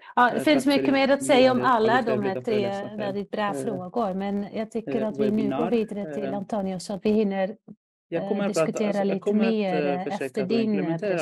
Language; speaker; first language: Swedish; non-native, fluent; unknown